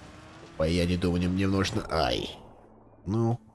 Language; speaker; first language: Russian; non-native, learner; English